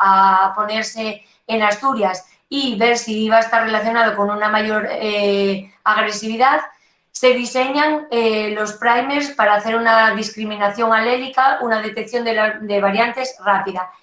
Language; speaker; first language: Spanish; native; Spanish